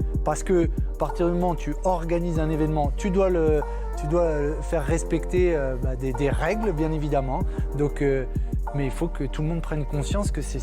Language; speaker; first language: French; native; French